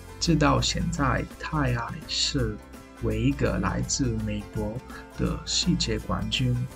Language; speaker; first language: Chinese; non-native, fluent; Italian